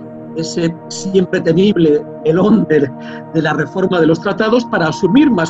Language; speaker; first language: Spanish; native; Spanish